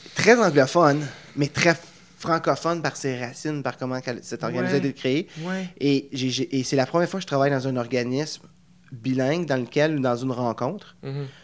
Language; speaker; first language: French; native; French